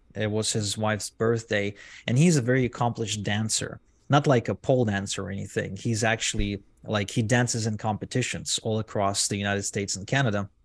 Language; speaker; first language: English; non-native, fluent; Hebrew